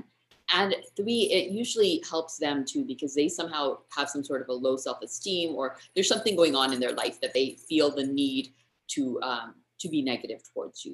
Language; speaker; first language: English; native; English